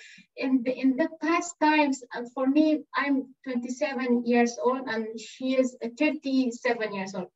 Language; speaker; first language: English; non-native, learner; Persian